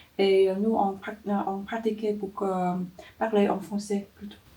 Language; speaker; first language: French; non-native, learner; Vietnamese